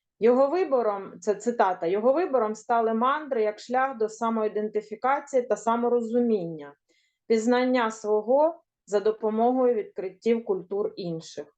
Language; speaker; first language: Ukrainian; native; Ukrainian